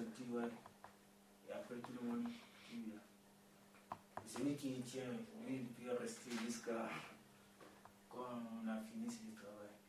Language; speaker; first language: French; non-native, learner; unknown